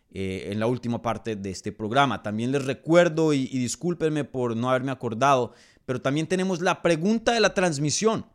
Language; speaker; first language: Spanish; native; Spanish